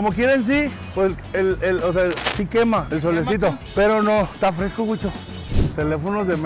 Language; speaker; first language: Spanish; native; Spanish